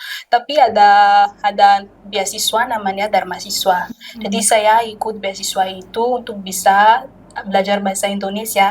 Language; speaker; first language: Indonesian; non-native, learner; Malagasy